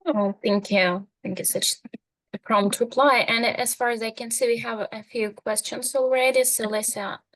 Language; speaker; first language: English; non-native, fluent; Ukrainian